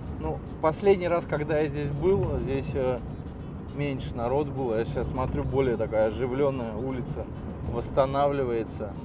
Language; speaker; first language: Russian; native; Russian